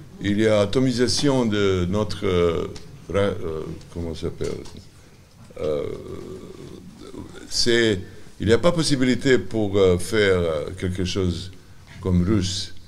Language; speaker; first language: French; non-native, learner; Serbian